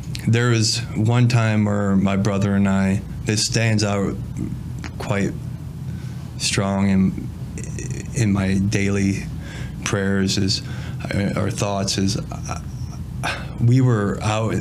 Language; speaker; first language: English; native; English